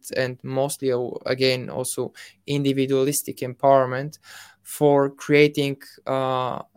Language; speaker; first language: English; non-native, fluent; Bulgarian